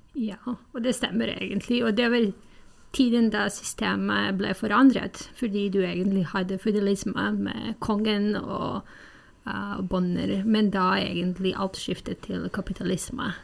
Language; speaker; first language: Norwegian; non-native, fluent; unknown